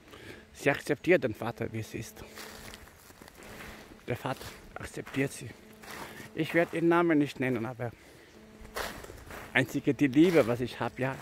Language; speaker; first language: German; non-native, fluent; Albanian